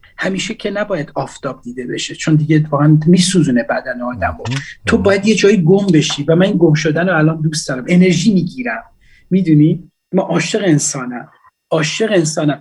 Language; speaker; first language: Persian; non-native, local second language; Central Kurdish